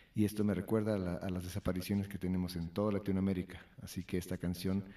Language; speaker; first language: Spanish; native; Spanish